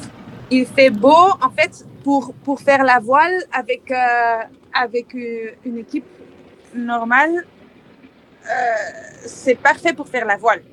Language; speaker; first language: French; non-native, fluent; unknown